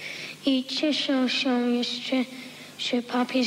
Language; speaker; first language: Polish; early bilingual, heritage; Polish